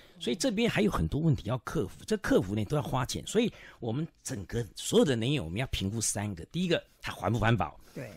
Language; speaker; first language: Chinese; native; Chinese